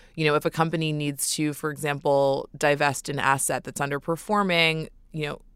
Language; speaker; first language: English; native; English